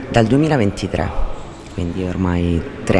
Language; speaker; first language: Italian; native; Italian